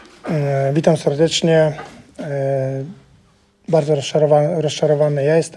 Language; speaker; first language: Polish; non-native, fluent; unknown